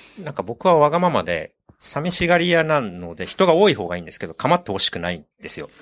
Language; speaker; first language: Japanese; native; Japanese